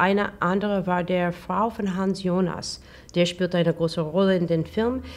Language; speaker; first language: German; non-native, learner; English